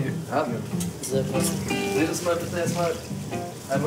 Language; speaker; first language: German; native; German